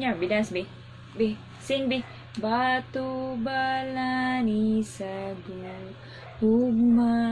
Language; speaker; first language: Filipino; non-native, local second language; Cebuano